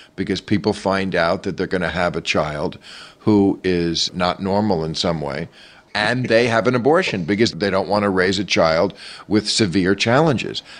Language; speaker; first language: English; native; English